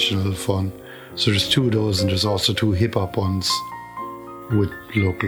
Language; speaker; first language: English; native; English